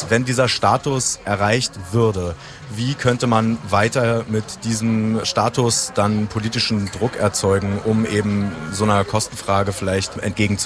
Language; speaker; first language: German; native; German